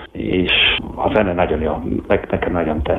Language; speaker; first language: Hungarian; non-native, fluent; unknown